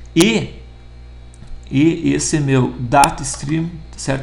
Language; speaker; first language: Portuguese; native; Portuguese